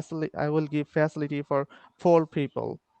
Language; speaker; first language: English; non-native, learner; Bangla